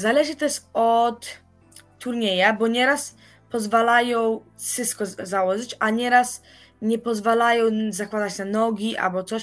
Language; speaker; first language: Polish; early bilingual, heritage; Polish